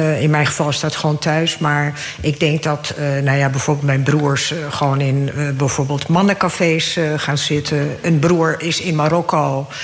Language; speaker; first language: Dutch; early bilingual, other home language; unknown